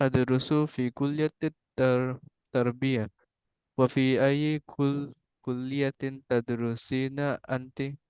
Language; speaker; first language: Arabic; non-native, learner; Indonesian